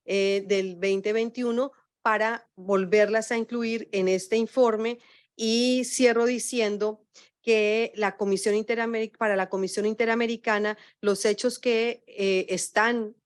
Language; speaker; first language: Spanish; native; Spanish